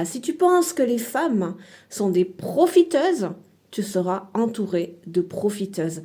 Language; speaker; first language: French; native; French